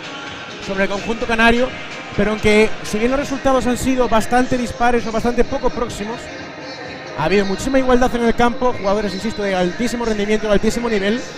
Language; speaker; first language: Spanish; native; Spanish